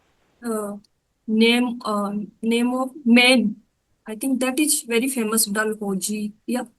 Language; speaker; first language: English; non-native, learner; Hindi